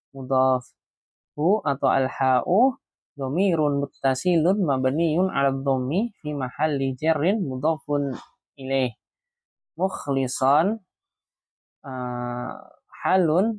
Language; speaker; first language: Arabic; non-native, fluent; Indonesian